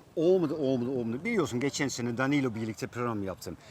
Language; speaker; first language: Turkish; non-native, fluent; Dutch